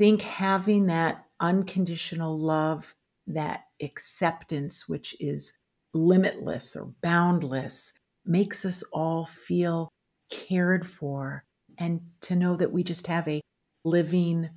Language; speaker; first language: English; native; English